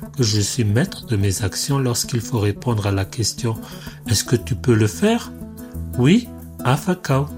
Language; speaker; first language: French; non-native, local second language; Malagasy